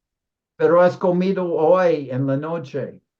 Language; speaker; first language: Spanish; non-native, fluent; English